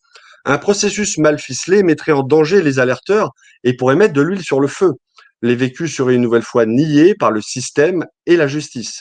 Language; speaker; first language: French; native; French